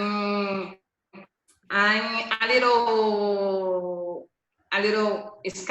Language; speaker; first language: English; non-native, learner; Portuguese